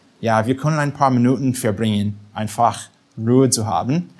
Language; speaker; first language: German; non-native, fluent; English